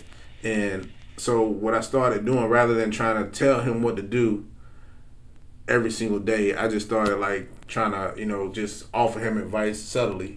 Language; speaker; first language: English; native; English